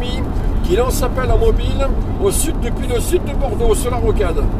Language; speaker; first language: French; native; French